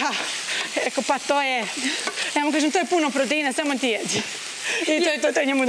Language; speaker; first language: Serbian; native; Serbian